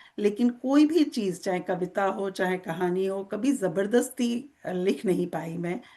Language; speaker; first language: Hindi; native; Hindi